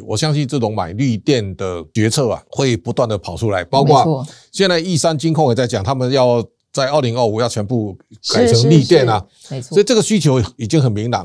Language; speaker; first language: Chinese; native; Chinese